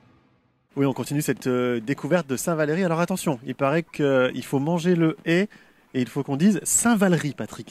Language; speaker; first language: French; native; French